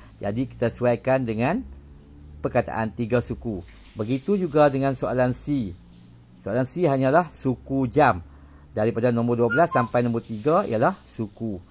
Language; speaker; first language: Malay; native; Malay